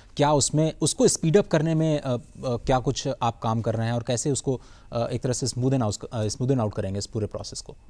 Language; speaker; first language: Hindi; native; Hindi